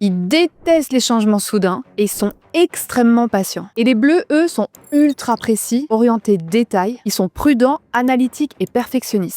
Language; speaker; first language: French; native; French